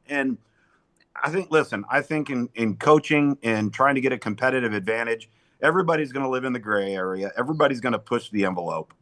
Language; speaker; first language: English; native; English